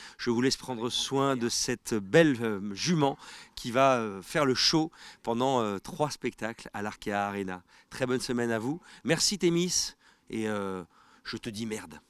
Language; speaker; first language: French; native; French